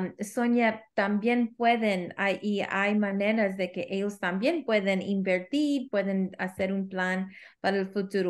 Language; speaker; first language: Spanish; early bilingual, heritage; Spanish